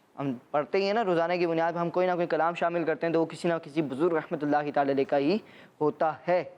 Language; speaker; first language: Urdu; native; Urdu